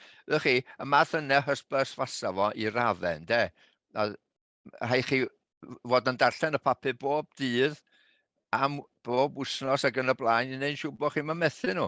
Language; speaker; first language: Welsh; native; Welsh